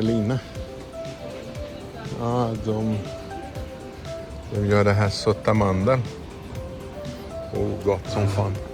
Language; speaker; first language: Swedish; non-native, fluent; Portuguese